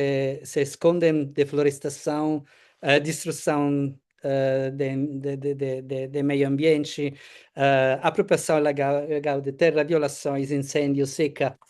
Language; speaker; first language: Portuguese; non-native, fluent; Italian